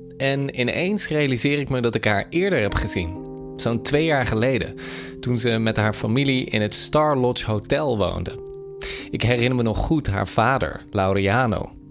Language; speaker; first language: Dutch; native; Dutch